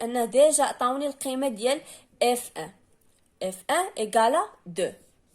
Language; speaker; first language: Arabic; native; Arabic